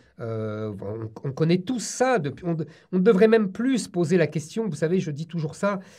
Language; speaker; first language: French; native; French